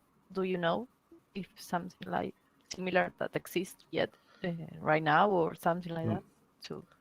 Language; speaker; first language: English; non-native, learner; Spanish